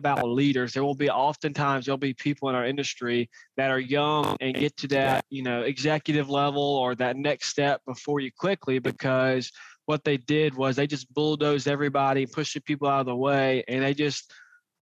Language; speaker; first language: English; native; English